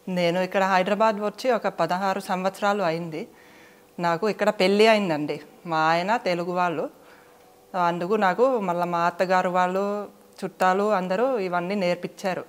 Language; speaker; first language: Telugu; non-native, fluent; Finnish